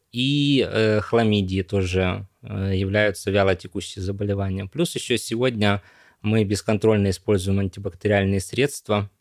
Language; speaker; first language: Russian; native; Russian